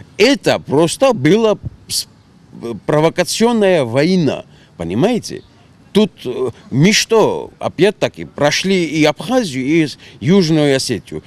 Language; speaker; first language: Russian; non-native, local second language; Georgian